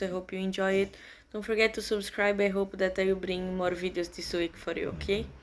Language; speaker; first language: English; non-native, learner; Portuguese